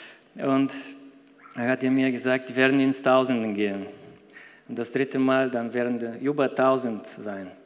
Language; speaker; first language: German; non-native, fluent; Bulgarian